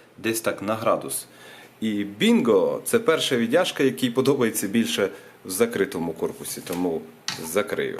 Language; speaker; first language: Ukrainian; non-native, local second language; Russian